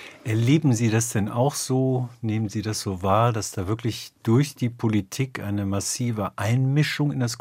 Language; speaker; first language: German; native; German